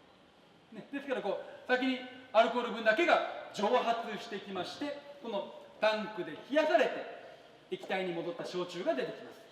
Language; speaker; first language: Japanese; native; Japanese